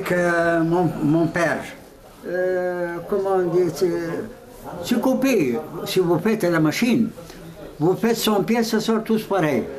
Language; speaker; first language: French; non-native, local second language; Arabic